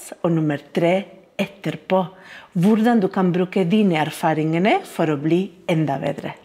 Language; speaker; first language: Norwegian; non-native, fluent; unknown